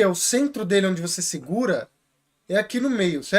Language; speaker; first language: Portuguese; native; Portuguese